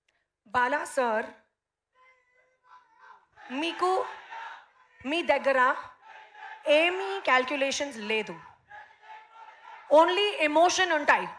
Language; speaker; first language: Telugu; non-native, learner; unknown